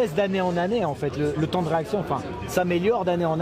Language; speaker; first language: French; native; French